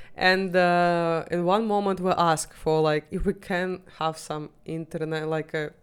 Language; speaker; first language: English; non-native, fluent; Russian